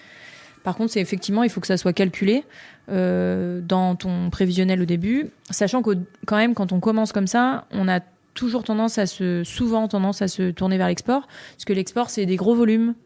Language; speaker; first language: French; native; French